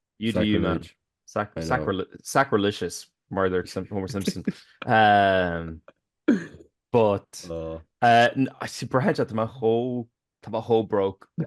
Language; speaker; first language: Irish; native; Irish